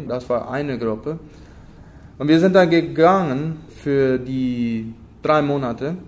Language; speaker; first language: German; non-native, local second language; Low German